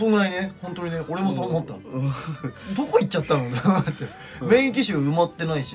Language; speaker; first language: Japanese; native; Japanese